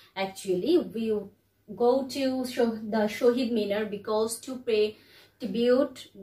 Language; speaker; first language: English; non-native, local second language; Bangla